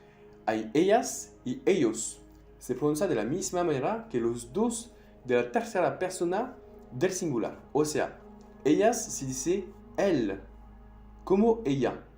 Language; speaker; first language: Spanish; non-native, fluent; French